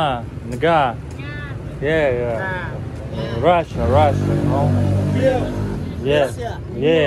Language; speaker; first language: English; non-native, fluent; Russian